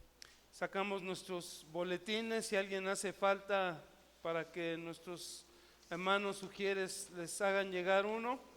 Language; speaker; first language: Spanish; native; Spanish